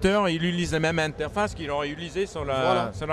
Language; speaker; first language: French; native; French